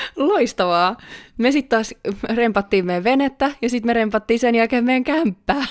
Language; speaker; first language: Finnish; native; Finnish